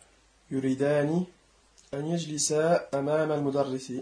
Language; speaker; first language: Arabic; non-native, learner; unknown